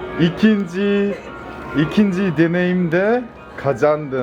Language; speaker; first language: Turkish; non-native, learner; Korean